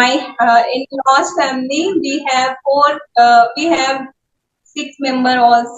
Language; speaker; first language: English; non-native, learner; Hindi